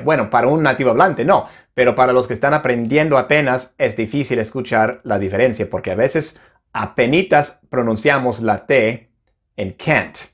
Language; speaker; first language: Spanish; non-native, fluent; English